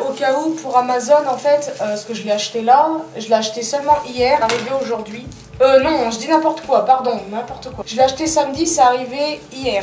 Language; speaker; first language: French; native; French